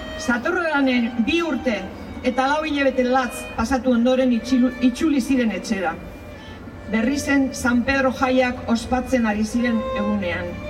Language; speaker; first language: Basque; native; Basque